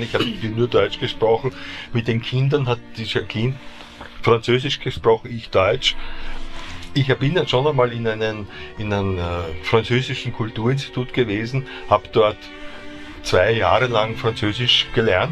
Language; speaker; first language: German; native; German